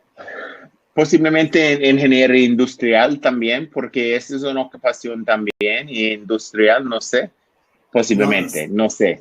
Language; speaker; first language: Spanish; non-native, learner; English